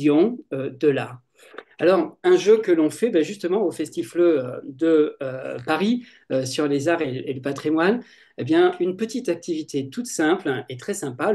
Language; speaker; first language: French; native; French